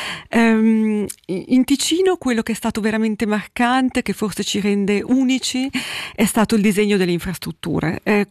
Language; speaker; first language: Italian; native; Italian